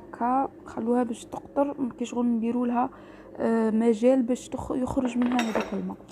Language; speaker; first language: Arabic; native; Arabic